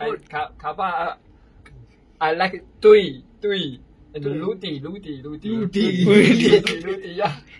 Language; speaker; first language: English; non-native, learner; Chinese